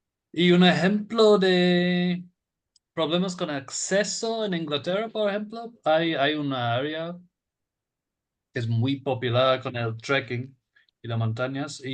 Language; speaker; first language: Spanish; non-native, fluent; English